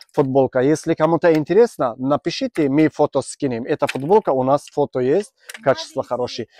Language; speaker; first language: Russian; non-native, learner; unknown